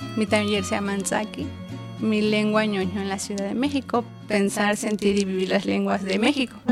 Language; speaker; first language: Spanish; non-native, local second language; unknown